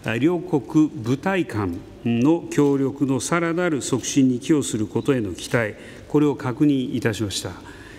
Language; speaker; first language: Japanese; native; Japanese